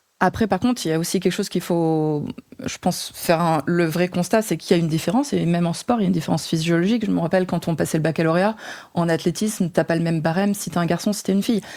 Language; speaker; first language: French; native; French